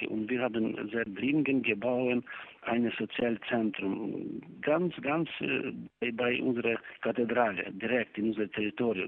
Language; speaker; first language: German; non-native, learner; Ukrainian